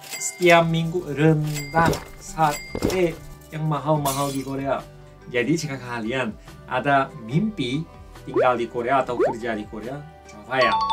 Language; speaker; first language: Indonesian; non-native, fluent; Korean